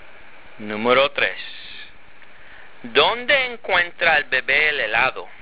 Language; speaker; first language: Spanish; non-native, fluent; English